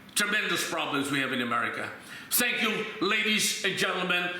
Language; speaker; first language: English; non-native, local second language; Filipino